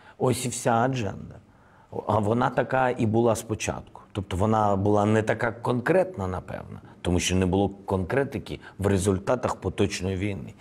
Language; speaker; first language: Ukrainian; non-native, local second language; Russian